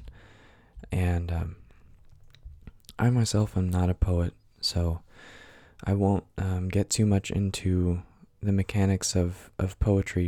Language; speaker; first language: English; native; English